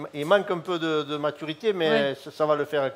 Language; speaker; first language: French; native; French